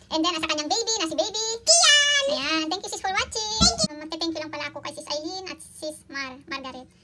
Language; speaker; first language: Filipino; native; Filipino